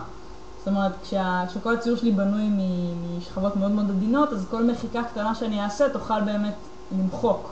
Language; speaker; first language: Hebrew; native; Hebrew